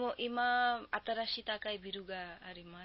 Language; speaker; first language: Japanese; non-native, learner; Bangla